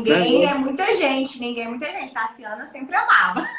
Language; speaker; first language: Portuguese; native; Portuguese